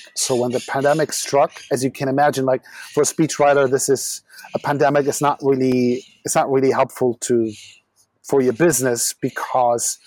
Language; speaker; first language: English; non-native, fluent; German